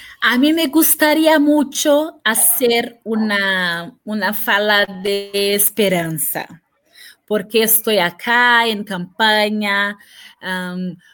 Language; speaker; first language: Spanish; non-native, fluent; Portuguese